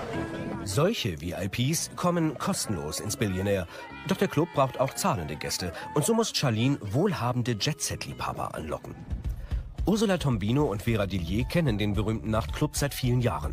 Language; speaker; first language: German; native; German